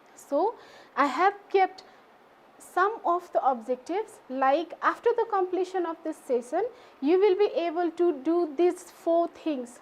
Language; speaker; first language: English; non-native, local second language; Nepali